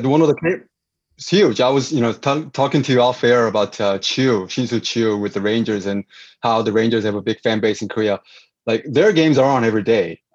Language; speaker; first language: English; non-native, fluent; Korean